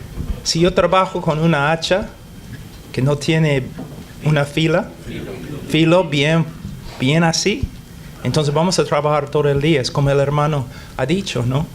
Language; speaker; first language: Spanish; non-native, fluent; English